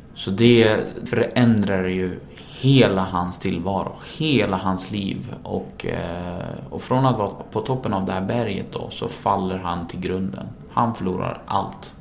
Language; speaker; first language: Swedish; early bilingual, other home language; Kurdish